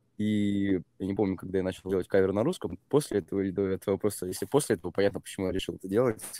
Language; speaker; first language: Russian; native; Russian